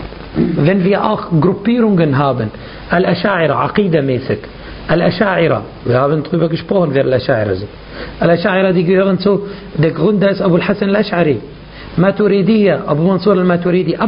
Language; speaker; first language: German; non-native, fluent; Arabic